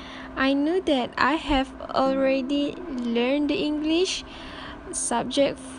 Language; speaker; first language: English; non-native, learner; Malay